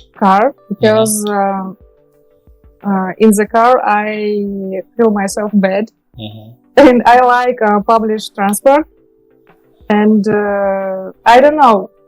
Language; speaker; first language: English; non-native, learner; Russian